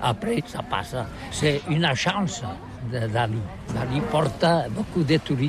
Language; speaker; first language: French; non-native, learner; Catalan